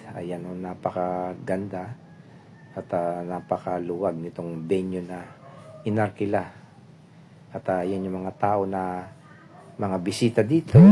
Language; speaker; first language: Filipino; non-native, local second language; Pampanga